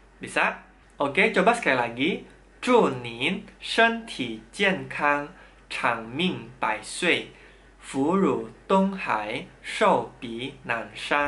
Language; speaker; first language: Chinese; non-native, fluent; Indonesian